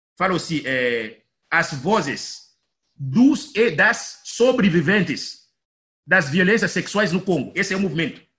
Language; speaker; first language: Portuguese; non-native, fluent; Lingala